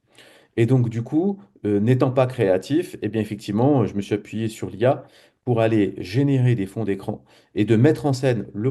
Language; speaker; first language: French; native; French